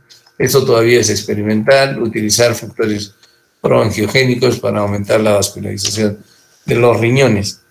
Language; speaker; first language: Spanish; native; Spanish